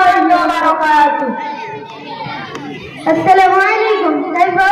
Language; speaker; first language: Arabic; non-native, learner; Bangla